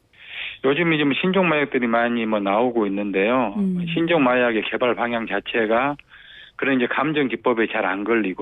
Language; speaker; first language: Korean; native; Korean